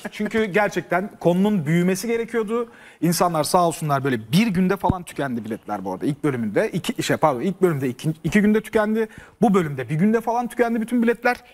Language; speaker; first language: Turkish; native; Turkish